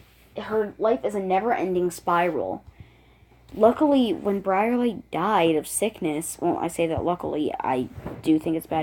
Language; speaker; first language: English; native; English